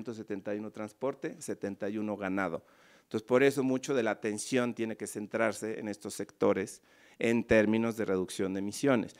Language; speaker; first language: Spanish; native; Spanish